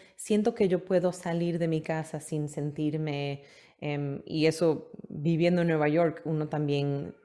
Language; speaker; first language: Spanish; early bilingual, heritage; Spanish